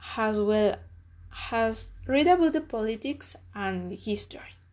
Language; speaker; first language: English; non-native, learner; Spanish